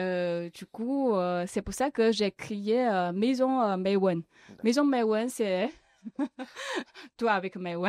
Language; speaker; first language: French; non-native, learner; Chinese